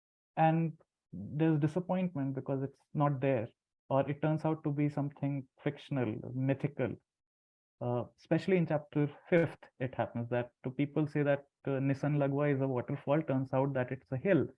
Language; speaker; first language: English; non-native, local second language; Hindi